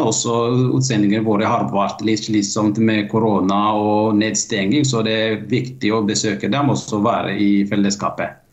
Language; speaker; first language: Norwegian; non-native, fluent; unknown